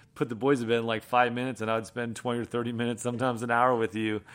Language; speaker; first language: English; native; English